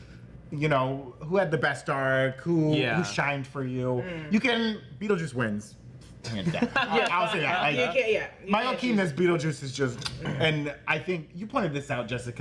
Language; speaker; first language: English; native; English